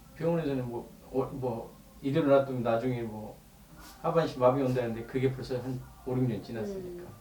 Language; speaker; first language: Korean; native; Korean